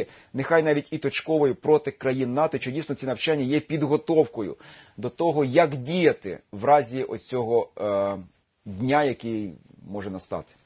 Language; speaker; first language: Ukrainian; native; Ukrainian